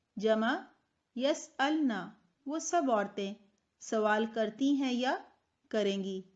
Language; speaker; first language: Urdu; native; Urdu